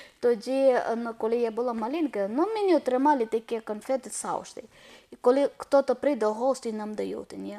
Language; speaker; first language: Ukrainian; non-native, learner; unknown